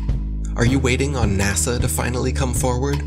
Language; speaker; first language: English; native; English